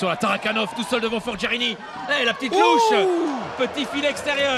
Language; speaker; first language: French; native; French